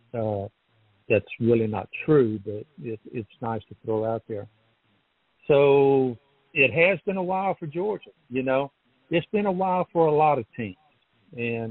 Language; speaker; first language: English; native; English